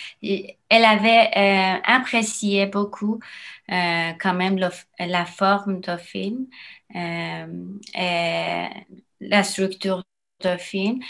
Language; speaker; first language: French; non-native, learner; Persian